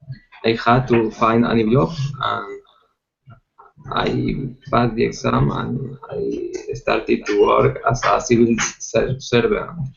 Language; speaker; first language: English; non-native, learner; Spanish